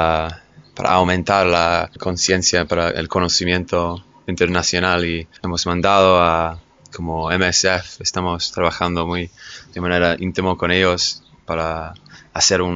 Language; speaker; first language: Spanish; non-native, fluent; English